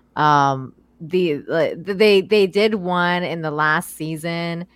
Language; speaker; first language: English; early bilingual, other home language; Persian